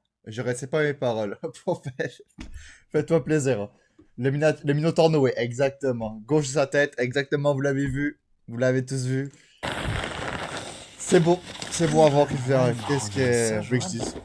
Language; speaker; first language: French; native; French